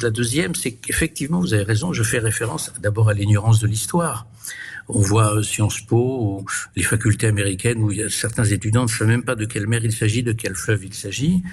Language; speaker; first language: French; native; French